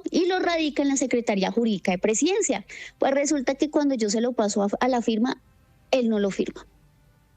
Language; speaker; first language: Spanish; native; Spanish